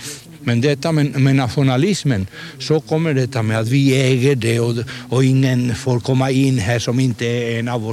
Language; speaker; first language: Swedish; non-native, fluent; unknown